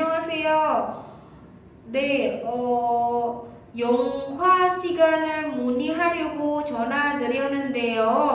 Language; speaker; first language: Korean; non-native, fluent; Indonesian